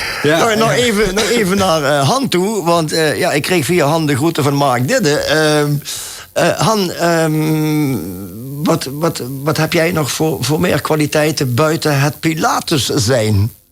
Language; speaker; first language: Dutch; native; Dutch